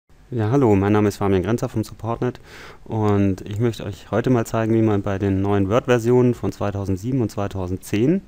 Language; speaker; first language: German; native; German